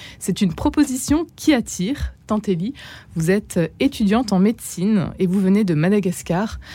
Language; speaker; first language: French; native; French